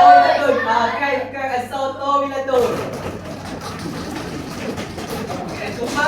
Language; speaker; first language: Arabic; non-native, learner; Malay